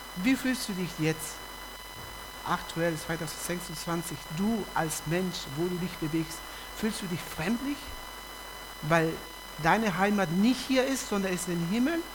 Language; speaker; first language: German; non-native, fluent; Spanish